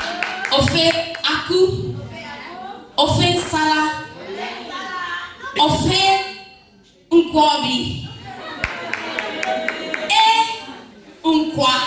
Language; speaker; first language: French; non-native, learner; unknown